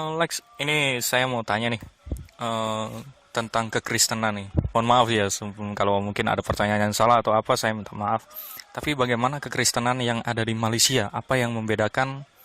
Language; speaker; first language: Indonesian; native; Indonesian